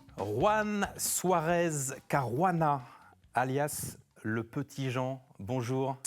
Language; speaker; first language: French; native; French